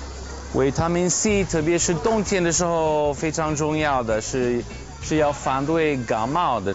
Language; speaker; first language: Chinese; non-native, fluent; English